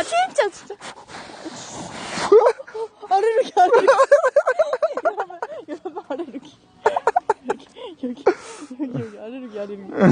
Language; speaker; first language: Korean; non-native, learner; Japanese